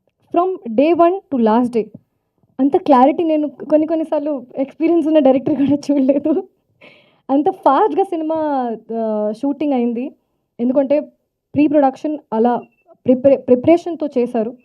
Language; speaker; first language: Telugu; non-native, fluent; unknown